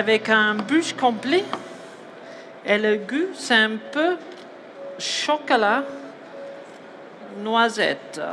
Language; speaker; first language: French; non-native, learner; English